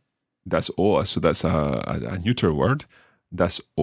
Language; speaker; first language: German; non-native, learner; English